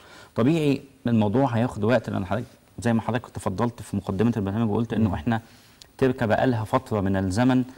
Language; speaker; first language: Arabic; native; Arabic